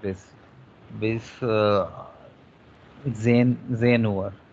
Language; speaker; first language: German; non-native, learner; Hindi